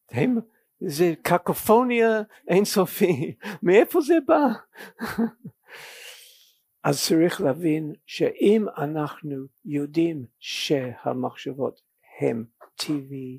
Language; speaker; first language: Hebrew; non-native, fluent; English